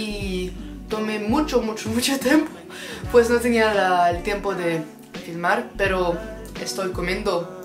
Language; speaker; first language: Spanish; non-native, learner; French